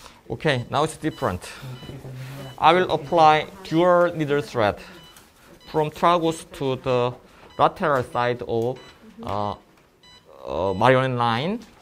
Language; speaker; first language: English; non-native, fluent; Korean